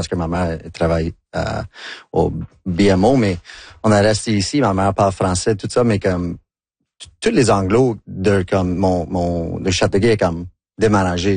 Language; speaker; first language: French; non-native, local second language; English